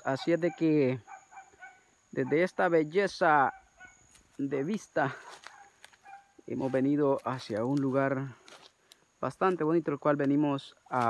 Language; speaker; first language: Spanish; native; Spanish